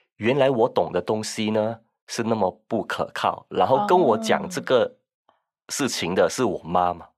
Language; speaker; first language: Chinese; non-native, local second language; Min Nan Chinese